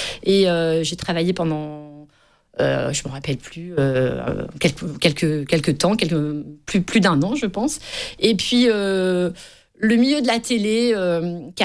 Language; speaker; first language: French; native; French